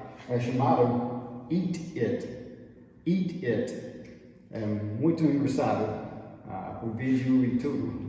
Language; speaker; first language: Portuguese; non-native, fluent; English